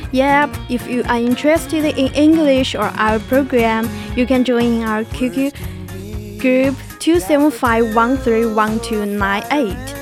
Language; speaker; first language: English; non-native, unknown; Chinese